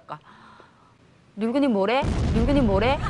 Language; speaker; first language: Korean; native; Korean